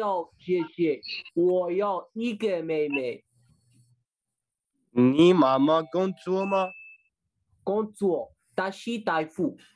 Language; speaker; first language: Chinese; non-native, learner; Arabic